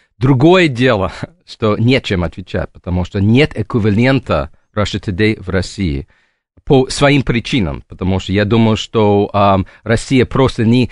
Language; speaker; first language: Russian; non-native, fluent; English